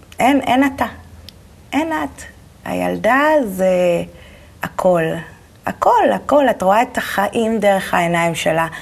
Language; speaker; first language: Hebrew; native; Hebrew